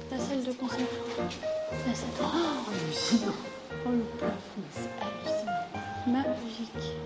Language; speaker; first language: French; native; French